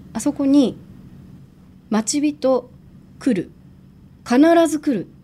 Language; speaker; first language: Japanese; native; Japanese